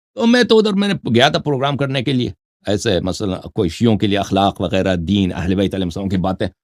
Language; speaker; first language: Urdu; non-native, fluent; Persian